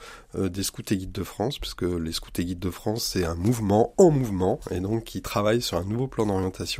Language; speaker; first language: French; native; French